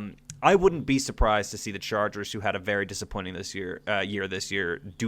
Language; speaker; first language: English; native; English